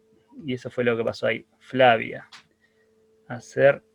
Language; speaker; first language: Spanish; native; Spanish